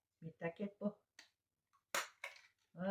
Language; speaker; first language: French; native; French